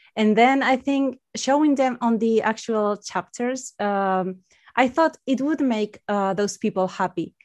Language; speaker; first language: English; non-native, fluent; Spanish